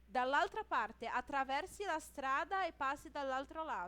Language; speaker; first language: Italian; non-native, fluent; Portuguese